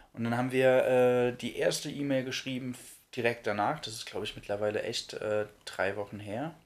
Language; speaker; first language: German; native; German